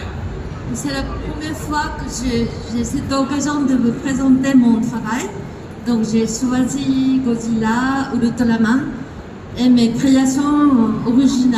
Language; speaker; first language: French; non-native, fluent; Japanese